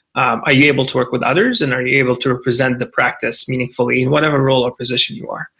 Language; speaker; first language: English; non-native, fluent; Arabic